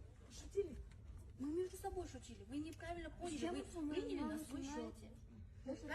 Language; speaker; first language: Russian; native; Russian